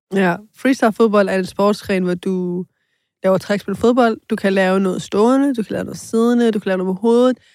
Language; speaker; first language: Danish; early bilingual, other home language; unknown